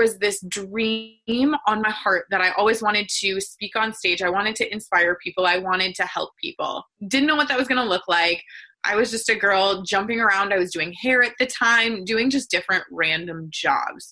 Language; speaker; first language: English; native; English